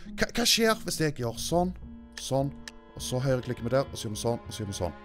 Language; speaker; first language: Norwegian; native; Norwegian